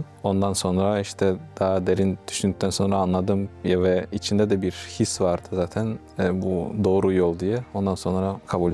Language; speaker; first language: Turkish; non-native, fluent; Russian